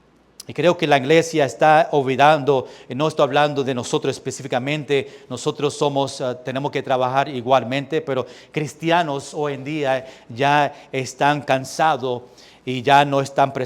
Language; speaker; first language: Spanish; early bilingual, heritage; Spanish